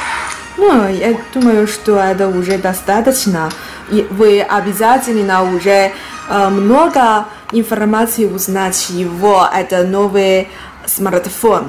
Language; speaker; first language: Russian; non-native, learner; Chinese